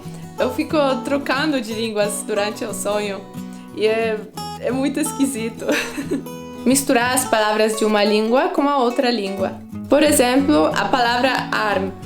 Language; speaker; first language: Portuguese; non-native, fluent; Polish